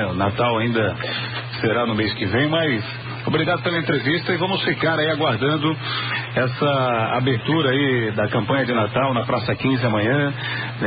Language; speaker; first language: Portuguese; native; Portuguese